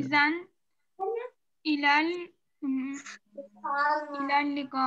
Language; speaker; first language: Arabic; non-native, learner; Turkish